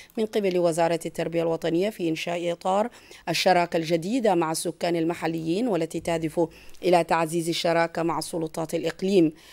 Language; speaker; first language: Arabic; non-native, local second language; Somali